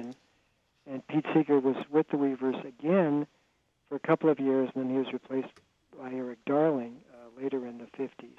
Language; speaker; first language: English; native; English